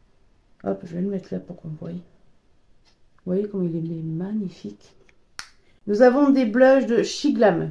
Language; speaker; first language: French; native; French